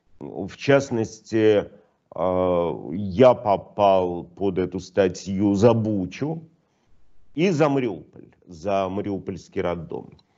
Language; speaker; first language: Russian; native; Russian